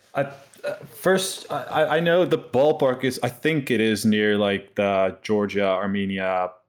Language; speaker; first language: English; non-native, fluent; Dutch